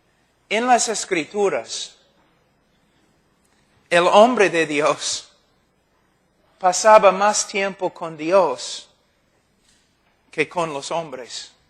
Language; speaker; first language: Spanish; non-native, fluent; English